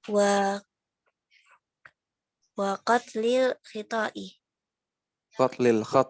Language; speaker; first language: Arabic; non-native, learner; Indonesian